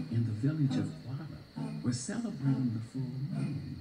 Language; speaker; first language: English; non-native, fluent; French